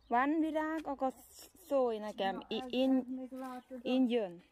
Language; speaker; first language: Hungarian; non-native, learner; Thai